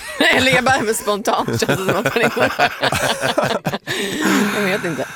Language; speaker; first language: Swedish; native; Swedish